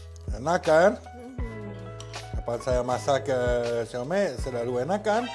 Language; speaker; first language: Indonesian; non-native, learner; French